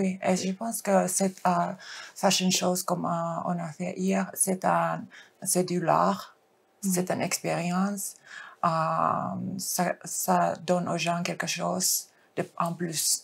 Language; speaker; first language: French; non-native, fluent; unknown